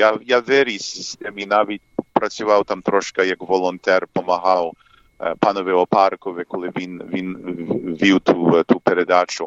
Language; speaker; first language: Ukrainian; early bilingual, heritage; English